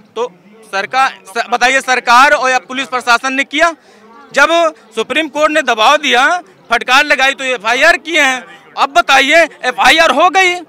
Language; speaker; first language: Hindi; native; Hindi